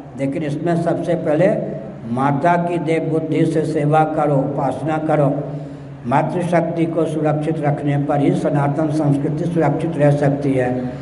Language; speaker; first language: Hindi; non-native, local second language; Maithili